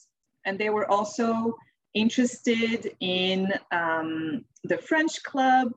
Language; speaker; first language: English; non-native, fluent; French